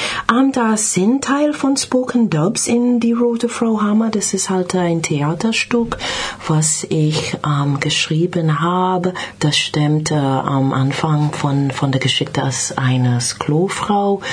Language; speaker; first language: German; non-native, learner; English